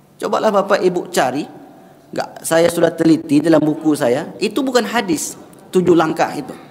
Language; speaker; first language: Malay; non-native, local second language; Minangkabau